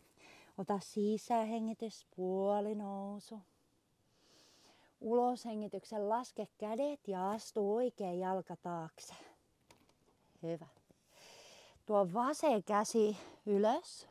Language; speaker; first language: Finnish; native; Finnish